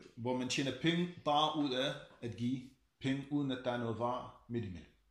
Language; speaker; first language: Danish; early bilingual, other home language; Arabic